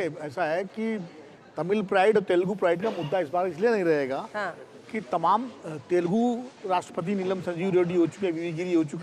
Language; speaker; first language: Hindi; native; Hindi